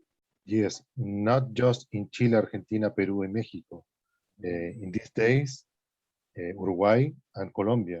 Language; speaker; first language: English; non-native, learner; Spanish